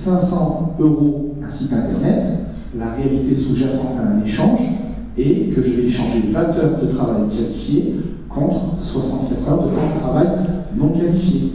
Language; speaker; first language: French; native; French